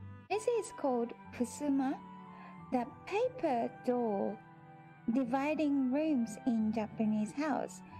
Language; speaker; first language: English; non-native, fluent; Japanese